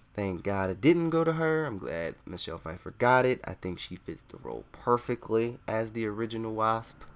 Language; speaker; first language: English; native; English